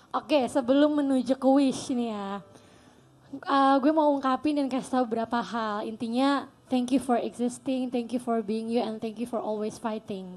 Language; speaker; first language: Indonesian; native; Indonesian